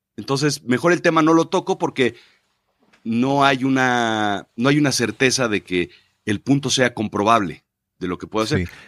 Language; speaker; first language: Spanish; native; Spanish